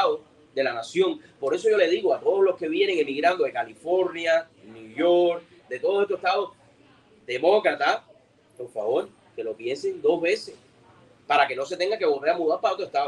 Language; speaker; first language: Spanish; native; Spanish